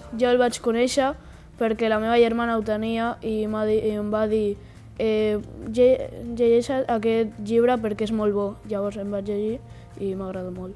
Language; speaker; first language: Catalan; non-native, local second language; Spanish